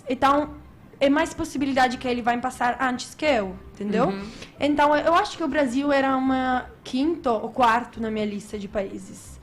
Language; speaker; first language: Portuguese; non-native, fluent; Italian